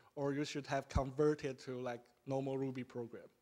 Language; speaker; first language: English; non-native, fluent; Chinese